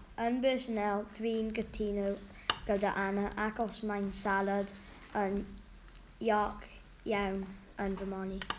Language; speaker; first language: Welsh; non-native, learner; English